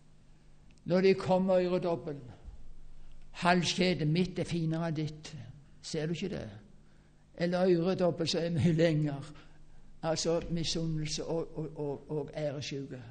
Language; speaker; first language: Norwegian; native; Norwegian